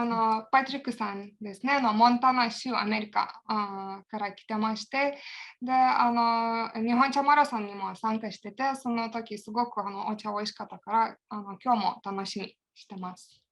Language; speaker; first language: Japanese; non-native, fluent; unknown